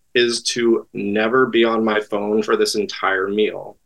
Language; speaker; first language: English; native; English